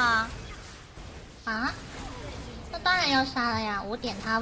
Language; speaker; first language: Chinese; native; Chinese